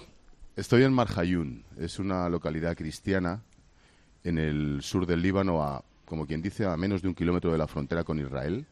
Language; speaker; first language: Spanish; native; Spanish